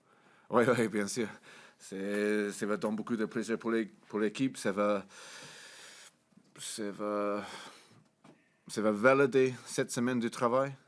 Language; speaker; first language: French; non-native, fluent; English